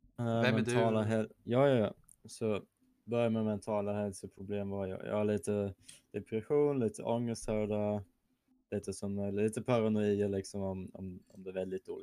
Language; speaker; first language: Swedish; non-native, fluent; German